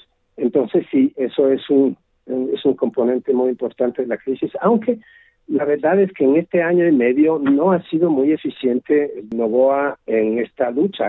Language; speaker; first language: Spanish; native; Spanish